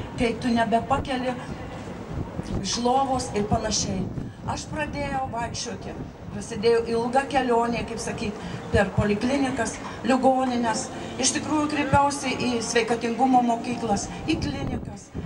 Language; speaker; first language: Lithuanian; native; Lithuanian